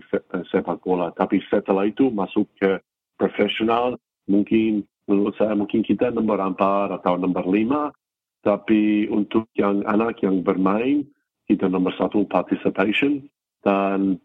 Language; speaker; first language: Indonesian; non-native, fluent; English